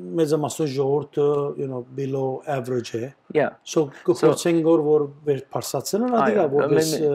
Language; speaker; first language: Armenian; early bilingual, heritage; Armenian